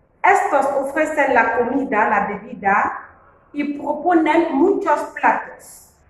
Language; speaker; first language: Spanish; non-native, fluent; French